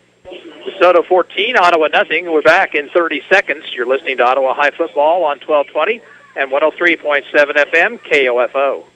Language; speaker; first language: English; native; English